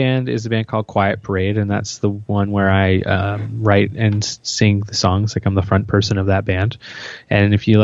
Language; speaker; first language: English; native; English